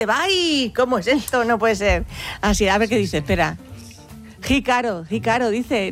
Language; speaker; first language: Spanish; native; Spanish